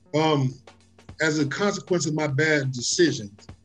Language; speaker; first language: English; native; English